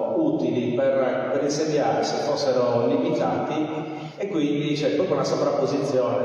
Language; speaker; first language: Italian; native; Italian